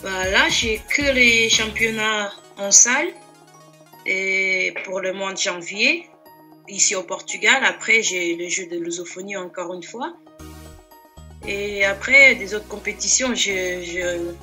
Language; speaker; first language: French; non-native, fluent; Portuguese